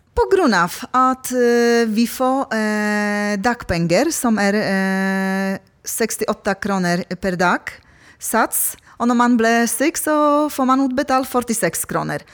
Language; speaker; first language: Norwegian; non-native, fluent; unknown